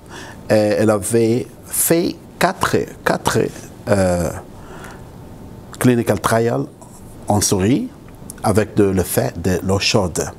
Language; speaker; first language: French; non-native, local second language; Arabic